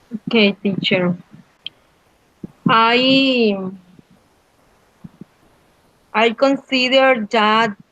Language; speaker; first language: English; non-native, learner; Spanish